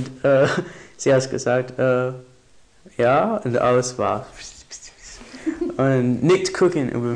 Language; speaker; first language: German; non-native, learner; English